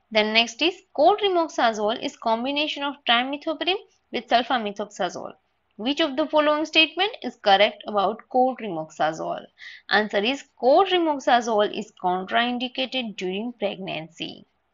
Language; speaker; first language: English; non-native, local second language; Gujarati